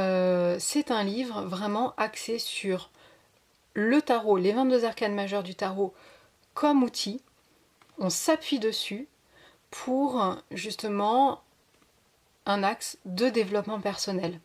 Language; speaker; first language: French; native; French